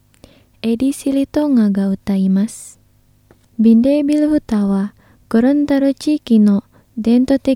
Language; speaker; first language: Japanese; non-native, fluent; Indonesian